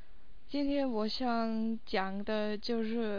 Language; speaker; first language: Chinese; non-native, fluent; English